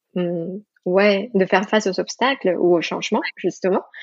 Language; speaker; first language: French; non-native, fluent; Spanish